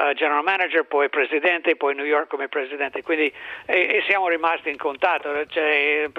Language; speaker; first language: Italian; non-native, fluent; English